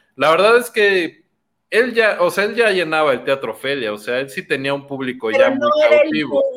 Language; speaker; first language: Spanish; native; Spanish